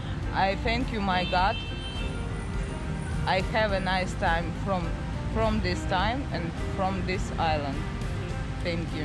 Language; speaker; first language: English; non-native, learner; Russian